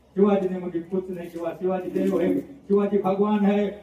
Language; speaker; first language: Hindi; non-native, local second language; Marathi